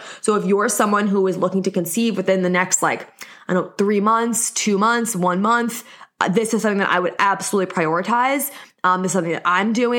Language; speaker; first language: English; native; English